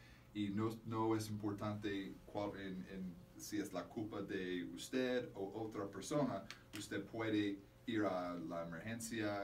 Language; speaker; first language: Spanish; non-native, fluent; English